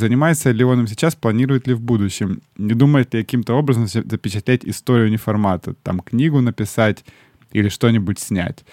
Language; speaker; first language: Russian; native; Russian